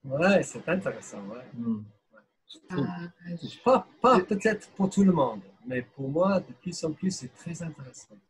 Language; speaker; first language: French; non-native, fluent; English